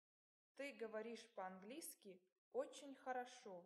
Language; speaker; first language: Russian; non-native, learner; English